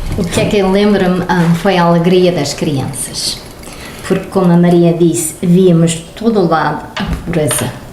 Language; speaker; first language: Portuguese; early bilingual, heritage; Portuguese